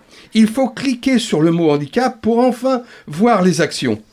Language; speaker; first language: French; native; French